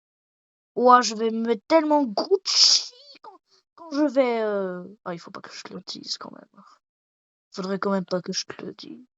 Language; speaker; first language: French; native; French